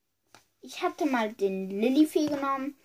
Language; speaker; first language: German; early bilingual, other home language; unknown